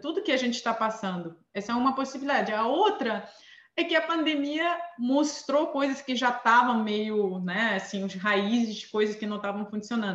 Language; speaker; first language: Portuguese; non-native, fluent; Armenian